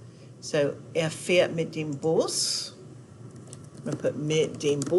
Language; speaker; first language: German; non-native, fluent; English